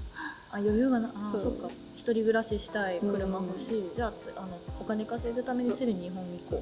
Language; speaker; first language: Japanese; early bilingual, other home language; Portuguese